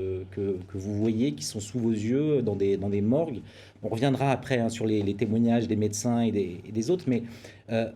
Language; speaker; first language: French; native; French